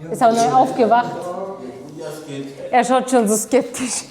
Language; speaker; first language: German; early bilingual, other home language; Turkish